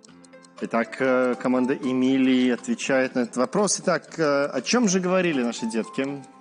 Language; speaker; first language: Russian; native; Russian